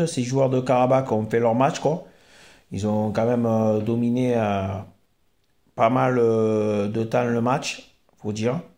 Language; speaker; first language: French; native; French